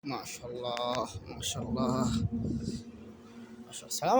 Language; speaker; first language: Arabic; non-native, learner; Bangla